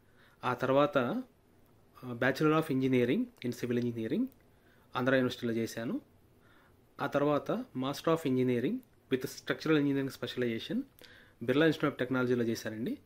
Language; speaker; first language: Telugu; native; Telugu